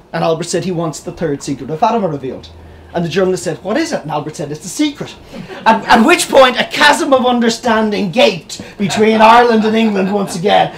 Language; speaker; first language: English; native; English